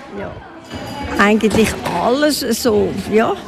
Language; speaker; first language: German; native; German